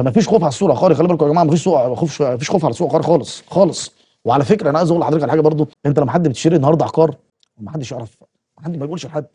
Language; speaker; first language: Arabic; native; Arabic